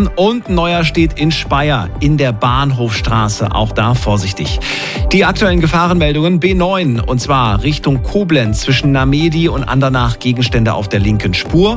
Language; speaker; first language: German; native; German